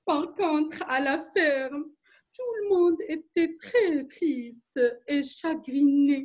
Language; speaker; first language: French; non-native, local second language; Arabic